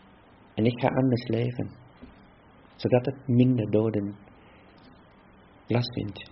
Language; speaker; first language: Dutch; non-native, fluent; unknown